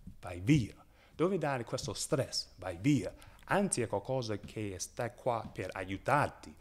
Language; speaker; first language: Italian; non-native, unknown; English